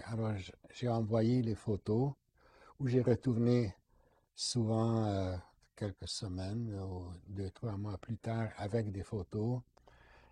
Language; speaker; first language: French; non-native, fluent; Hungarian